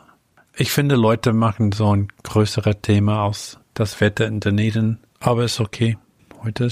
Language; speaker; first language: German; non-native, fluent; English